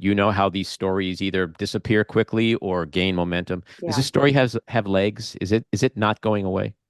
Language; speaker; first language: English; native; English